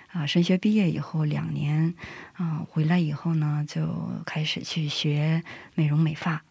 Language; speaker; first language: Chinese; non-native, local second language; Mongolian